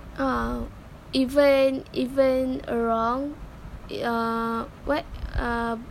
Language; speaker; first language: English; non-native, learner; Malay